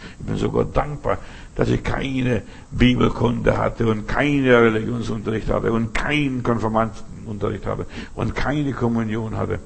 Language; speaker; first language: German; early bilingual, other home language; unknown